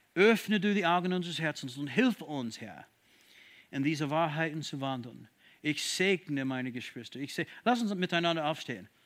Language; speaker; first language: German; non-native, fluent; English